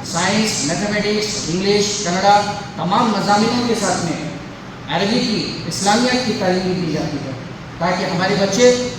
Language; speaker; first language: Urdu; native; Urdu